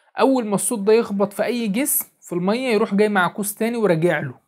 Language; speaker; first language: Arabic; native; Arabic